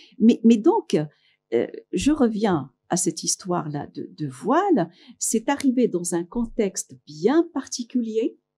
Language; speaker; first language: French; non-native, local second language; Arabic